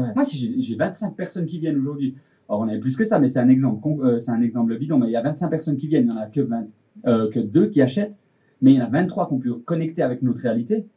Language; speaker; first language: French; native; French